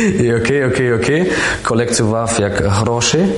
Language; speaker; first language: Ukrainian; non-native, learner; German